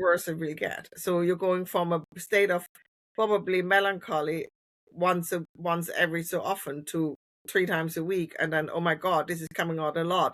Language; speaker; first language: English; non-native, fluent; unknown